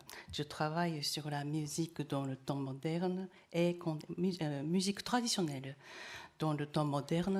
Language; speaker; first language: French; non-native, learner; Japanese